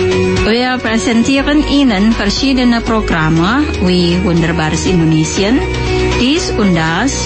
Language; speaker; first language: German; non-native, local second language; Indonesian